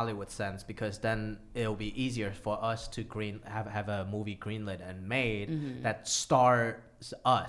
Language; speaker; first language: English; early bilingual, other home language; Cantonese